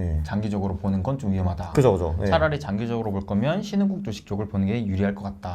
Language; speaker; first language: Korean; native; Korean